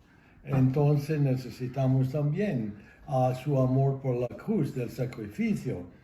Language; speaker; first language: Spanish; non-native, fluent; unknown